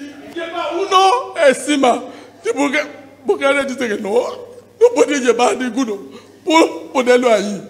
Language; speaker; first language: Spanish; non-native, learner; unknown